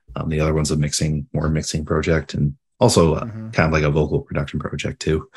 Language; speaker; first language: English; native; English